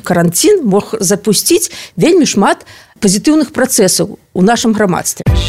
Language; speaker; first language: Belarusian; non-native, local second language; Russian